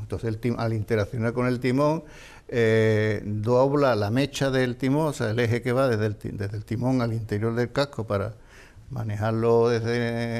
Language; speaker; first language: Spanish; native; Spanish